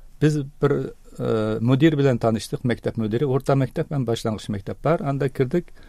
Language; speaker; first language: Tatar; early bilingual, heritage; Tatar